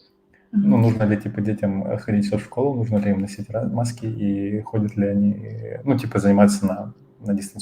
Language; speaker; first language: Russian; native; Russian